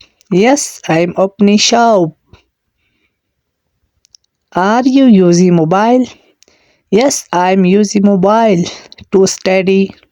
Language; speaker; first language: English; non-native, learner; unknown